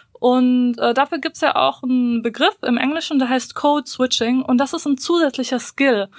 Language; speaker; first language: German; early bilingual, other home language; Bosnian